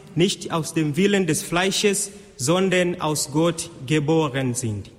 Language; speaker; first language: German; non-native, fluent; Swahili